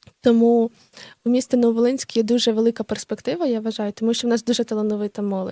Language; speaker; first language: Ukrainian; native; Ukrainian